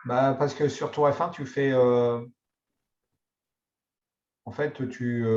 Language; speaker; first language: French; native; French